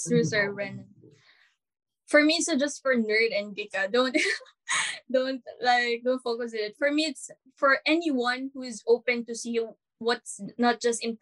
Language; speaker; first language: English; non-native, local second language; Filipino